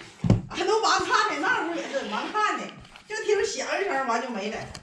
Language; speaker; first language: Chinese; native; Chinese